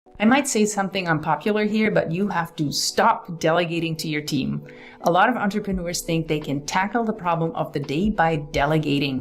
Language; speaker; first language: English; native; English